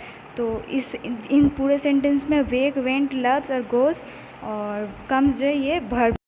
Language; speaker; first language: Hindi; native; Hindi